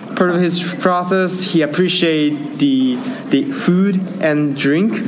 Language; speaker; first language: English; non-native, learner; Japanese